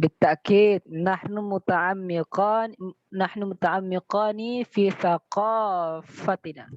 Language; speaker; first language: Arabic; non-native, learner; Indonesian